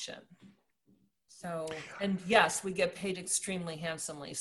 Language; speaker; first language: English; native; English